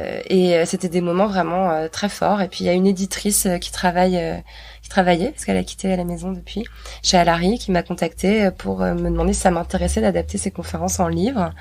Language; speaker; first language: French; native; French